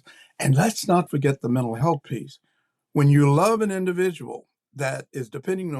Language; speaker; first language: English; native; English